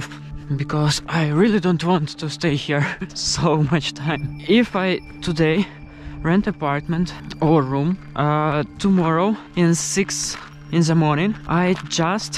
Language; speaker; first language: English; non-native, learner; Russian